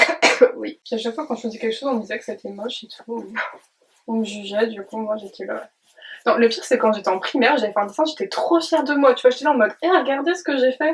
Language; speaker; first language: French; native; French